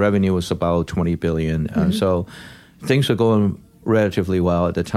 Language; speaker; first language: English; non-native, local second language; Cantonese